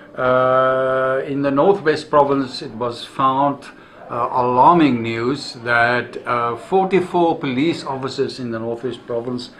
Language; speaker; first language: English; non-native, local second language; Afrikaans